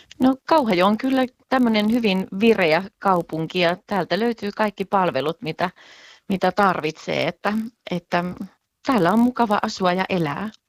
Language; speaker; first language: Finnish; native; Finnish